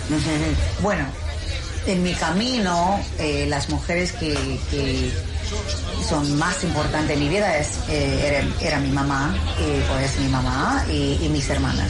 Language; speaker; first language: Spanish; non-native, learner; English